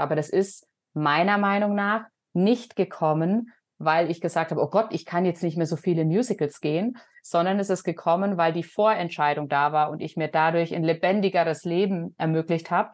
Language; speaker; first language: German; native; German